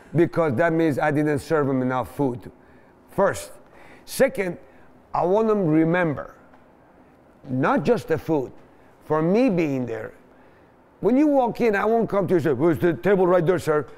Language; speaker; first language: English; non-native, fluent; Persian